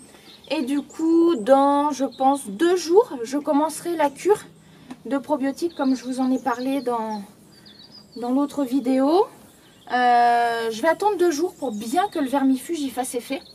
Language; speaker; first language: French; native; French